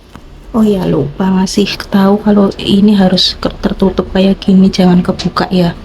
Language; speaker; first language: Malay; non-native, local second language; Javanese